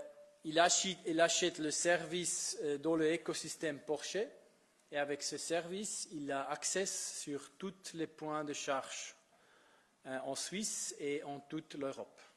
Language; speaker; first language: French; non-native, fluent; Italian